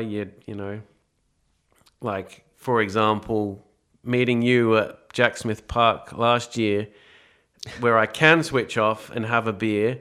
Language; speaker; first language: English; native; English